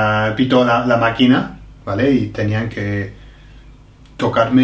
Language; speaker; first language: Spanish; non-native, fluent; English